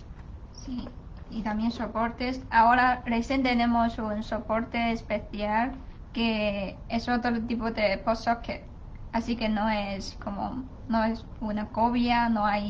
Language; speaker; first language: Spanish; non-native, learner; Chinese